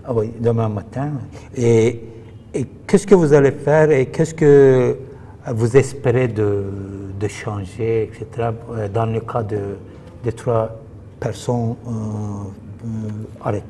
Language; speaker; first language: French; non-native, fluent; Turkish